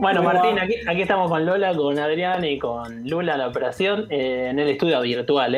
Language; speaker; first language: Spanish; native; Spanish